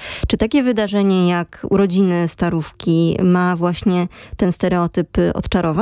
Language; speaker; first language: Polish; native; Polish